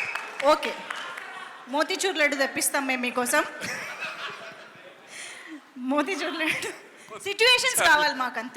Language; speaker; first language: Telugu; native; Telugu